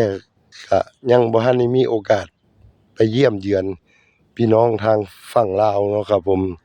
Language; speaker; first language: Thai; non-native, local second language; Northeastern Thai